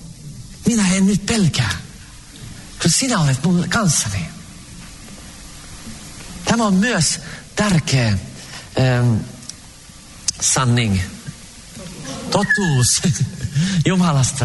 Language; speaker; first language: Finnish; early bilingual, heritage; Finnish